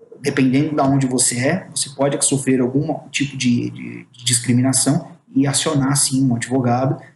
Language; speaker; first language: Portuguese; native; Portuguese